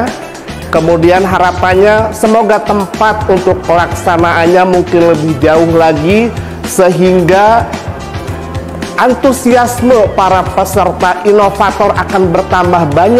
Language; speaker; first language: Indonesian; non-native, local second language; Sundanese